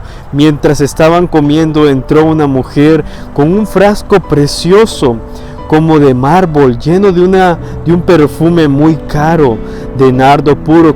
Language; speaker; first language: Spanish; native; Spanish